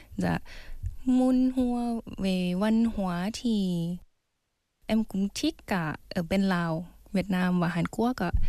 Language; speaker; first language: Vietnamese; early bilingual, heritage; Vietnamese